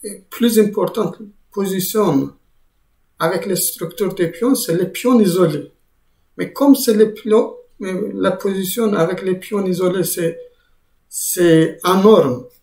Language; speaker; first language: French; non-native, fluent; Azerbaijani